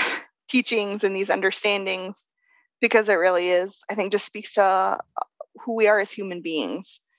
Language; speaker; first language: English; native; English